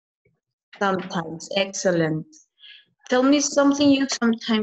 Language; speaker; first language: English; non-native, fluent; Spanish